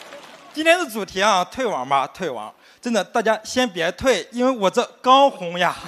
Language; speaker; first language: Chinese; native; Chinese